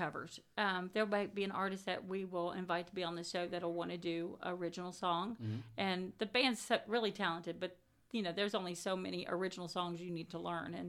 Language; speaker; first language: English; native; English